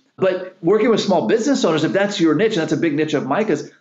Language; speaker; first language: English; native; English